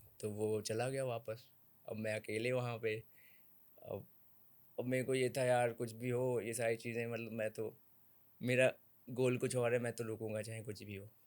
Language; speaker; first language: Hindi; native; Hindi